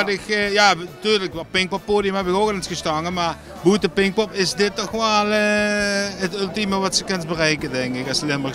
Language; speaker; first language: Dutch; native; Dutch